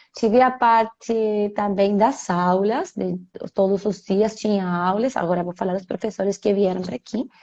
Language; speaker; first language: Portuguese; non-native, fluent; Spanish